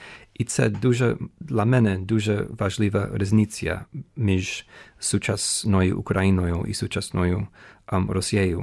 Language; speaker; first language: Ukrainian; non-native, fluent; English